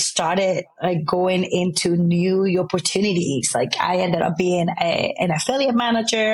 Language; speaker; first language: English; non-native, fluent; Spanish